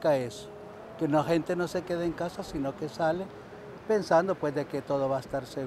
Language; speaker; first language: Spanish; native; Spanish